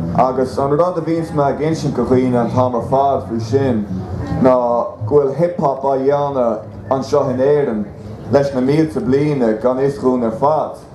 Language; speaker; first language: Irish; native; Irish